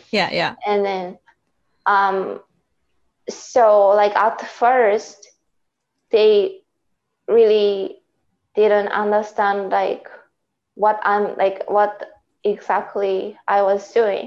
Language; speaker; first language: English; non-native, fluent; Japanese